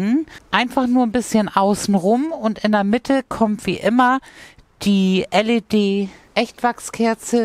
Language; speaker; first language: German; native; German